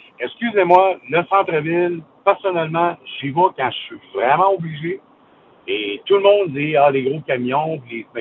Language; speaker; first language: French; native; French